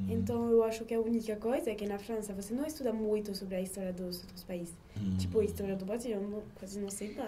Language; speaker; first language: Portuguese; non-native, learner; French